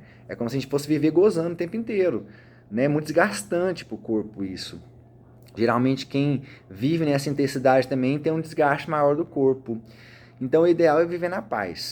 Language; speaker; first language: Portuguese; native; Portuguese